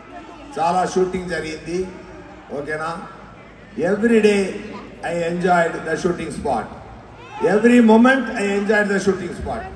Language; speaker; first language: Telugu; non-native, learner; Tamil